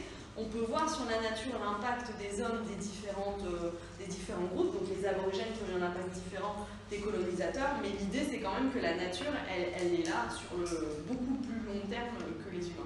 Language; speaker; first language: French; native; French